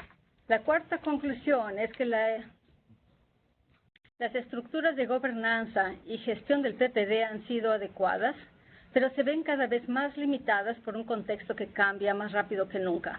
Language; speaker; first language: Spanish; native; Spanish